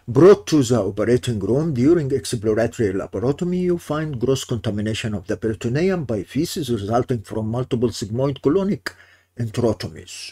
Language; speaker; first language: English; non-native, fluent; Arabic